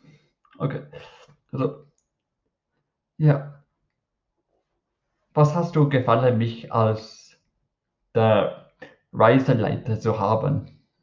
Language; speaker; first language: German; non-native, learner; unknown